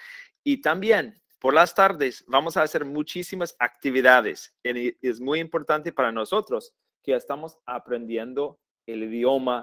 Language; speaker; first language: Spanish; non-native, fluent; English